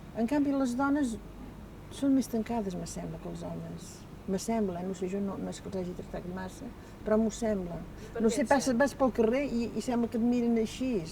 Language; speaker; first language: Catalan; native; Catalan